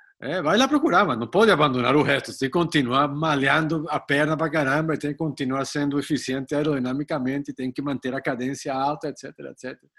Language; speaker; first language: Portuguese; non-native, fluent; Spanish